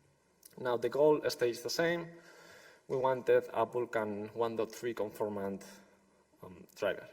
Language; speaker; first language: English; non-native, fluent; Spanish